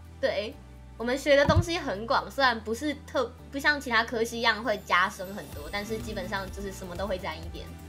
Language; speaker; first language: Chinese; native; Chinese